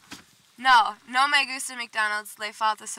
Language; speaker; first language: Spanish; non-native, learner; English